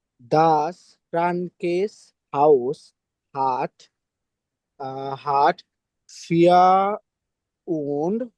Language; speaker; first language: German; non-native, learner; Bangla